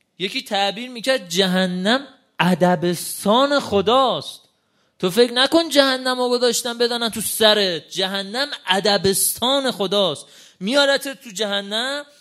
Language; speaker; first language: Persian; native; Persian